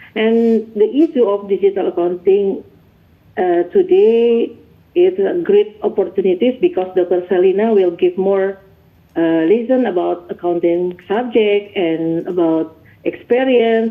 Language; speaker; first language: English; non-native, learner; Indonesian